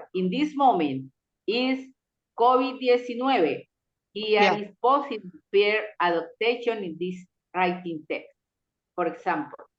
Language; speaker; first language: English; non-native, local second language; Spanish